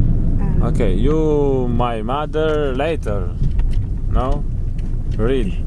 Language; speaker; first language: English; non-native, learner; Romanian